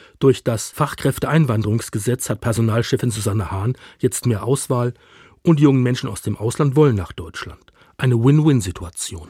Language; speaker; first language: German; native; German